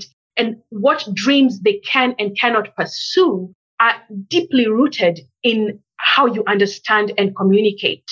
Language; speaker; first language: English; native; English